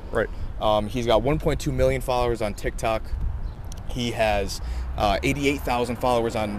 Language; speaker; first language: English; native; English